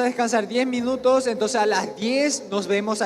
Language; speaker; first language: Spanish; native; Spanish